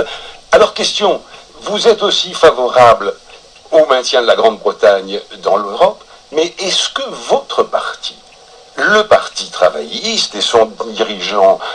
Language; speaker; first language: French; native; French